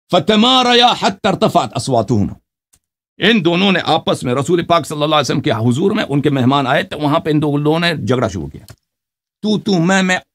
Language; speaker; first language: Urdu; non-native, fluent; Persian